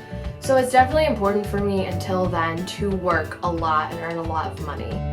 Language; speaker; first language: English; native; English